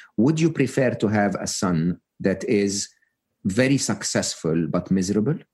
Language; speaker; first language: English; non-native, fluent; Arabic